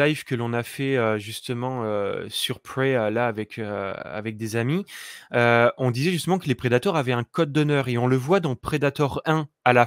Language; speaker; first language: French; native; French